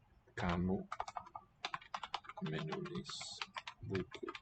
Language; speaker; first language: Indonesian; non-native, learner; English